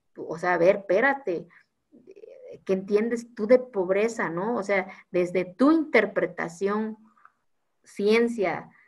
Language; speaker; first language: Spanish; non-native, local second language; Zapotec